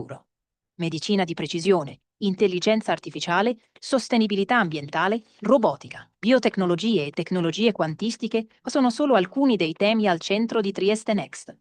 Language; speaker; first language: Italian; native; Italian